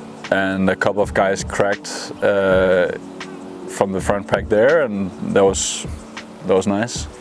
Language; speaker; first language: English; non-native, fluent; Danish